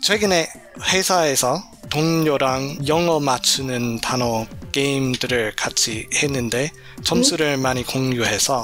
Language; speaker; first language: Korean; non-native, learner; English